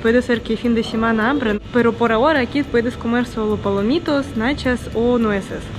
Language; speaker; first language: Spanish; non-native, learner; Russian